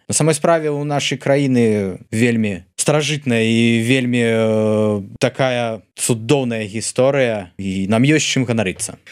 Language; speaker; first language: Belarusian; non-native, local second language; Russian